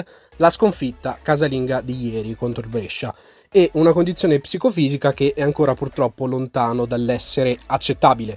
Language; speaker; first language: Italian; native; Italian